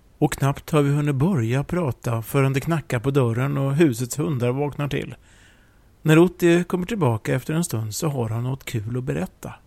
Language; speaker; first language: Swedish; native; Swedish